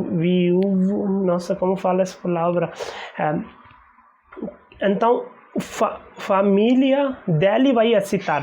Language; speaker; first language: Portuguese; non-native, learner; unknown